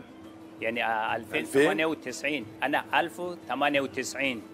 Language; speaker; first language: Arabic; non-native, learner; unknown